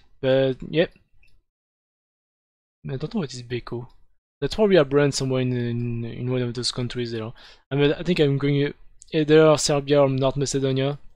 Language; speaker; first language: English; non-native, fluent; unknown